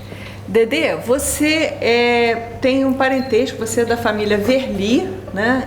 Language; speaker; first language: Portuguese; native; Portuguese